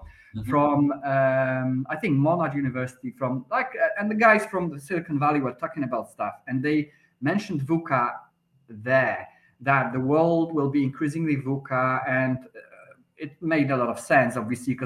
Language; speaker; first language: English; non-native, fluent; Polish